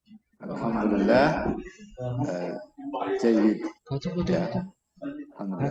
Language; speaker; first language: Arabic; non-native, fluent; Indonesian